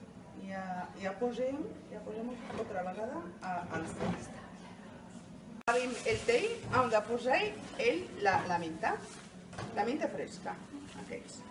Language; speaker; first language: Catalan; non-native, learner; Arabic